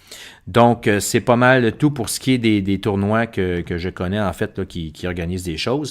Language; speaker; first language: French; native; French